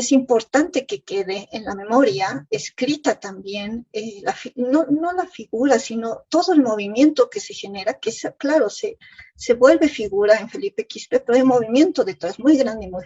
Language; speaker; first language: Spanish; native; Spanish